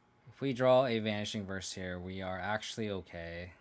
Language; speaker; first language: English; native; English